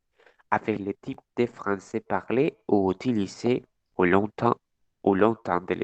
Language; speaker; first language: French; non-native, learner; Spanish